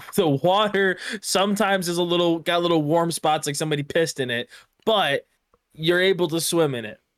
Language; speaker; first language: English; native; English